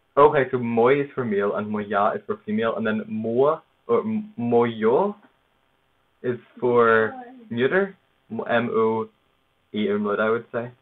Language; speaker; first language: English; native; English